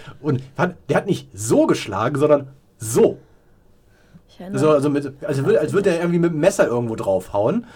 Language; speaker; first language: German; native; German